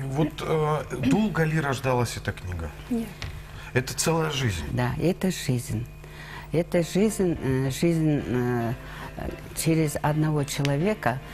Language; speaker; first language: Russian; non-native, local second language; Kazakh